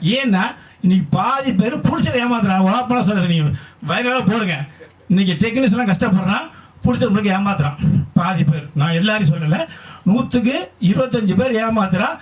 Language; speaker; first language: Tamil; native; Tamil